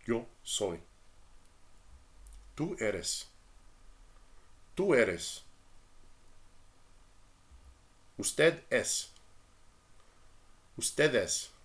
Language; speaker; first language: Spanish; non-native, fluent; English